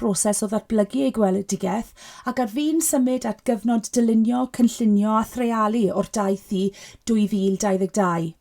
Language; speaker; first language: Welsh; native; Welsh